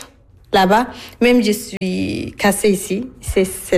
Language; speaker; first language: French; non-native, learner; Arabic